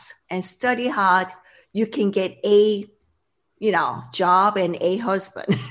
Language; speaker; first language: English; non-native, learner; Korean